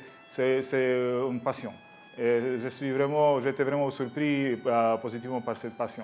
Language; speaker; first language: French; non-native, learner; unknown